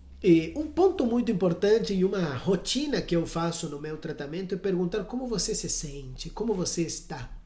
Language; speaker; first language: Portuguese; non-native, fluent; Spanish